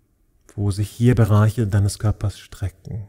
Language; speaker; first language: German; native; German